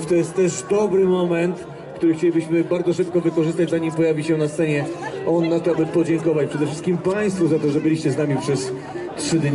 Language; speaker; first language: Polish; native; Polish